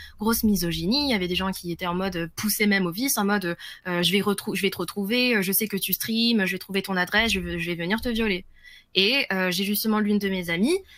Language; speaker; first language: French; early bilingual, other home language; Vietnamese